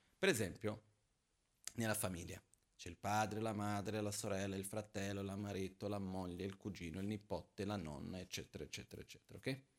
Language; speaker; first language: Italian; non-native, fluent; Portuguese